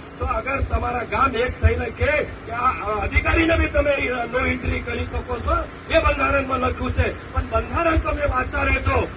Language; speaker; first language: Gujarati; non-native, local second language; Marathi